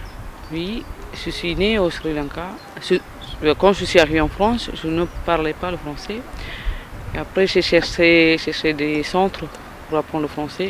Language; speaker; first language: French; non-native, learner; Tamil